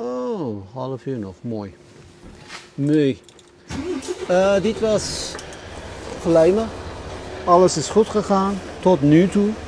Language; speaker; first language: Dutch; non-native, fluent; Turkish